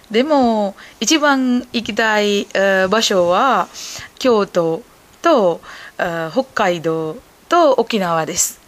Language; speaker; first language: Japanese; non-native, learner; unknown